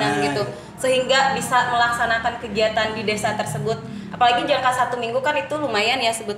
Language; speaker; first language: Indonesian; native; Indonesian